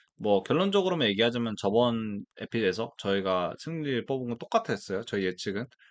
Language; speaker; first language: Korean; native; Korean